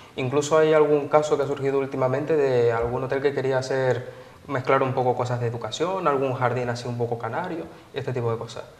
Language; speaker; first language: Spanish; native; Spanish